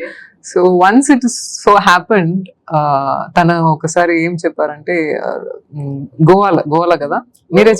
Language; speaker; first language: Telugu; non-native, learner; Tamil